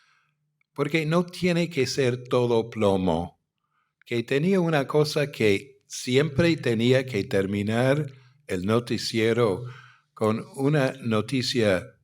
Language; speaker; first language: Spanish; non-native, fluent; English